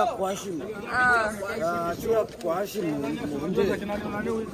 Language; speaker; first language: Chinese; non-native, learner; Swahili